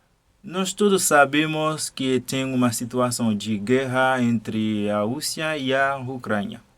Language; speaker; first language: Portuguese; non-native, fluent; Haitian Creole